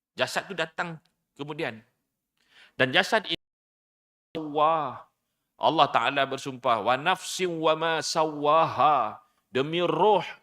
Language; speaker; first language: Malay; native; Malay